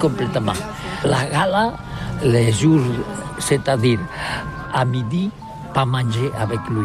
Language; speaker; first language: French; non-native, learner; Catalan